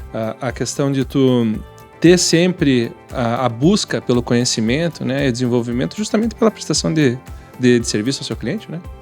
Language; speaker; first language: Portuguese; native; Portuguese